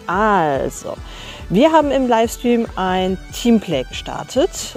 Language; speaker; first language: German; native; German